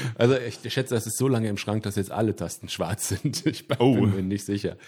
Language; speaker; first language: German; native; German